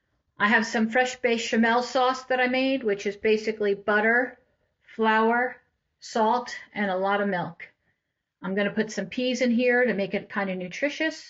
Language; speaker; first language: English; native; English